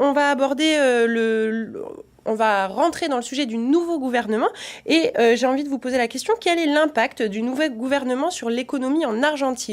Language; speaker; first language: French; native; French